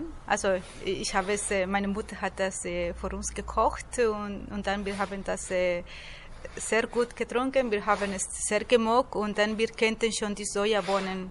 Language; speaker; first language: German; non-native, learner; Spanish